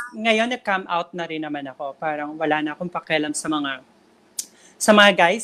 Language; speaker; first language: Filipino; native; Filipino